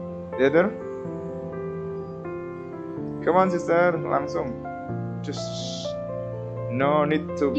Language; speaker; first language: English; non-native, fluent; Indonesian